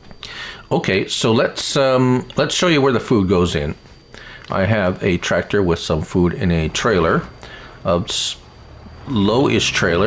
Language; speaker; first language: English; native; English